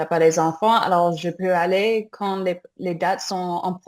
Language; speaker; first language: French; non-native, learner; English